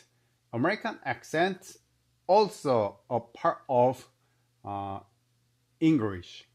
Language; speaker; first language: English; non-native, learner; Korean